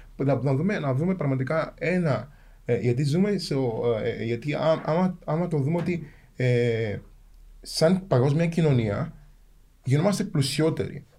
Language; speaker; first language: Greek; early bilingual, other home language; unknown